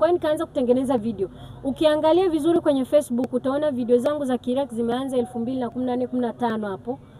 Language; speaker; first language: Swahili; non-native, local second language; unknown